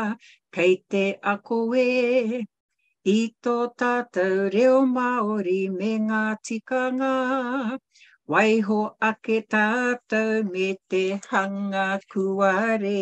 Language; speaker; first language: Māori; non-native, local second language; English